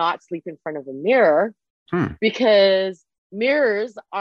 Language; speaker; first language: English; non-native, fluent; Chinese